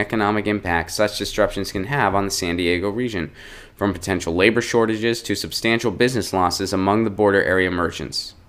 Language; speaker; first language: English; native; English